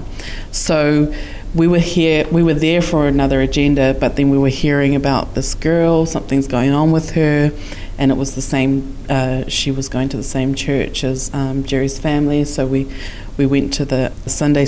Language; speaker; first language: English; native; English